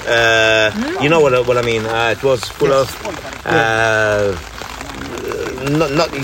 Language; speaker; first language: English; non-native, fluent; Italian